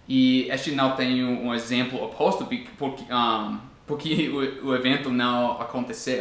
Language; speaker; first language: Portuguese; non-native, fluent; English